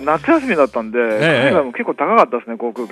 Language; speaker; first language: Japanese; native; Japanese